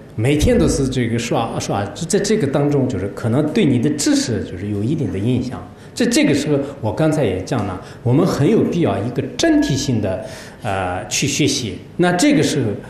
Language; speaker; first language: Chinese; non-native, local second language; Tibetan